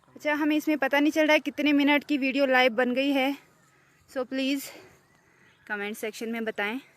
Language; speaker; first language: Hindi; non-native, local second language; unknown